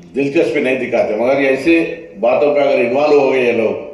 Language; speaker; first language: Hindi; non-native, local second language; Telugu